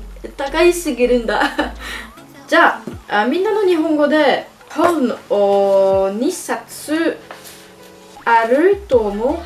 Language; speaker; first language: Japanese; non-native, learner; French